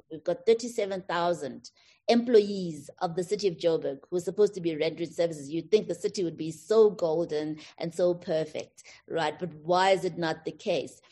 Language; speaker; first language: English; non-native, local second language; Tswana